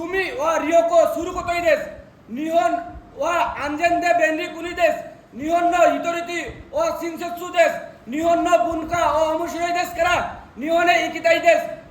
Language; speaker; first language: Japanese; non-native, learner; Bangla